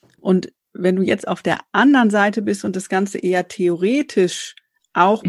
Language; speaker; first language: German; native; German